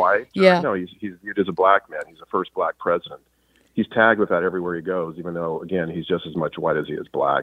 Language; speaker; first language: English; native; English